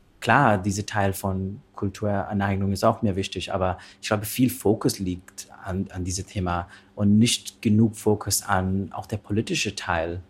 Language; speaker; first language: German; early bilingual, other home language; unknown